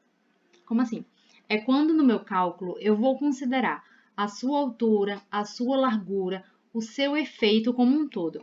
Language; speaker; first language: Portuguese; native; Portuguese